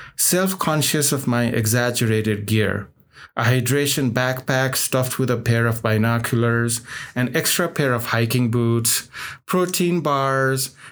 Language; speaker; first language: English; non-native, local second language; Nepali